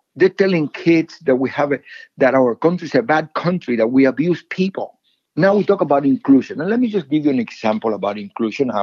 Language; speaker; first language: English; non-native, fluent; Spanish